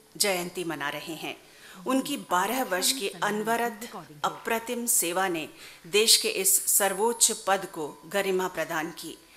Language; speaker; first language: Hindi; native; Hindi